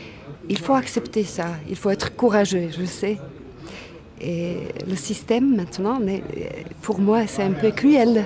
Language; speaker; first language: French; non-native, fluent; Bosnian